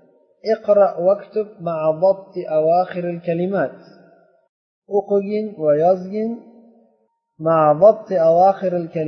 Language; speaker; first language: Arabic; non-native, fluent; Uzbek